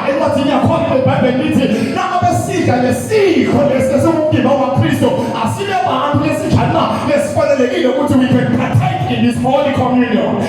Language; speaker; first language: Zulu; non-native, local second language; Swati